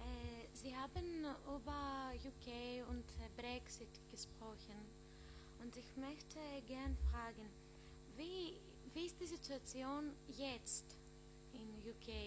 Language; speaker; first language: German; non-native, learner; Greek